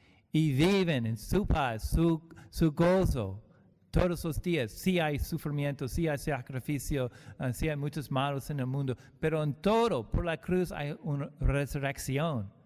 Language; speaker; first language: Spanish; non-native, learner; English